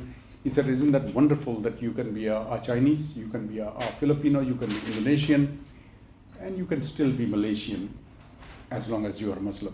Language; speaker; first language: English; non-native, local second language; Urdu